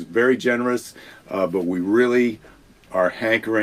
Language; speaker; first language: English; native; English